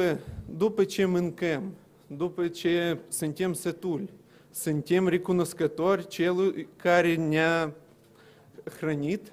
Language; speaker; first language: Romanian; non-native, local second language; Russian